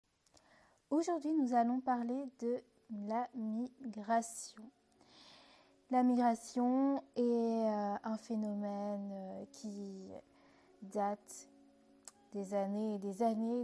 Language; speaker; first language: French; native; French